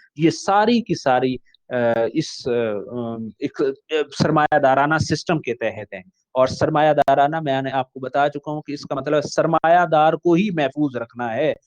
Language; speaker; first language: Urdu; non-native, local second language; Punjabi